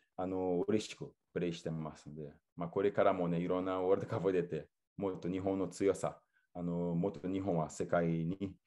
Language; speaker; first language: Japanese; non-native, fluent; Portuguese